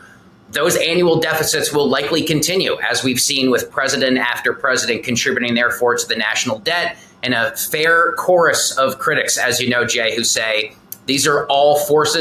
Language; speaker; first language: English; native; English